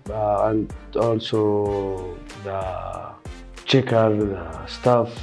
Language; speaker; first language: English; non-native, learner; Arabic